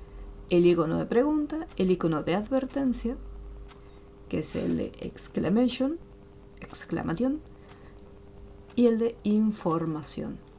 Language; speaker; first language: Spanish; native; Spanish